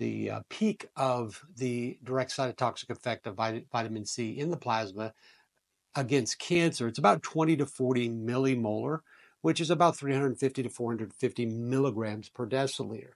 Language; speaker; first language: English; native; English